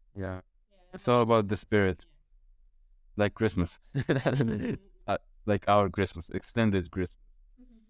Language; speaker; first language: English; non-native, fluent; Arabic